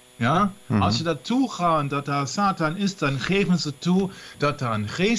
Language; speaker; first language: Dutch; non-native, learner; German